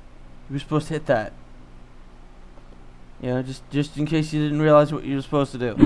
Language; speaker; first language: English; native; English